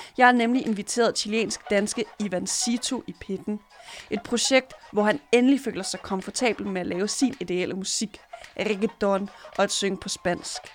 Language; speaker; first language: Danish; early bilingual, other home language; Serbian